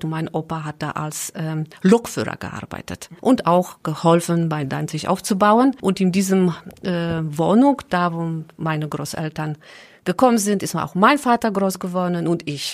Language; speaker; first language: German; non-native, learner; Polish